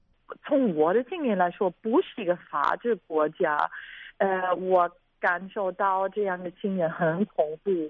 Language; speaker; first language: Chinese; non-native, fluent; German